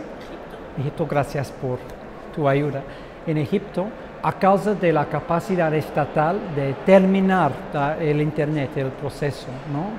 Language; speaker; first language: Spanish; non-native, fluent; English